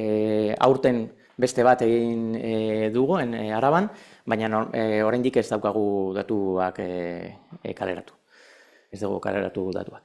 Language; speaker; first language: Basque; non-native, local second language; Spanish